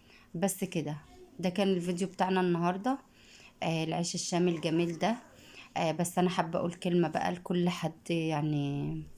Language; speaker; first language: Arabic; native; Arabic